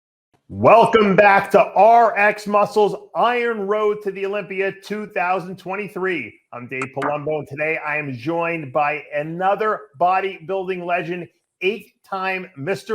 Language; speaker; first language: English; native; English